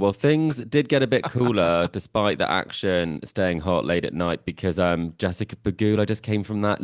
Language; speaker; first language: English; native; English